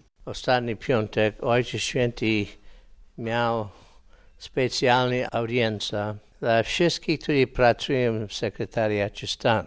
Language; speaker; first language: Polish; early bilingual, heritage; English